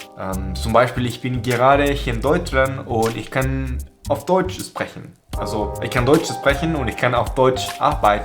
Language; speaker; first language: German; non-native, fluent; Spanish